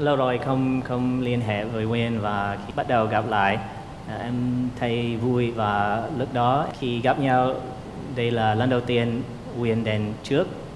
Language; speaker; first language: Vietnamese; non-native, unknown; English